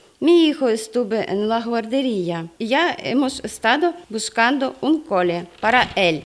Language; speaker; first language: Spanish; non-native, fluent; Ukrainian